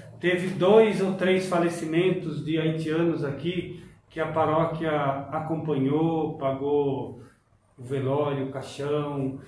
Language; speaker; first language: Portuguese; native; Portuguese